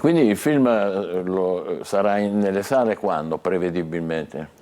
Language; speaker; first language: Italian; native; Italian